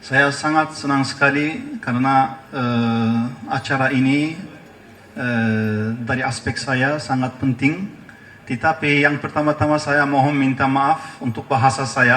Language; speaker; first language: Indonesian; non-native, learner; Turkish